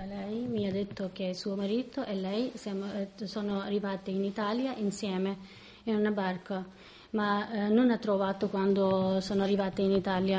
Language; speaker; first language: Italian; non-native, learner; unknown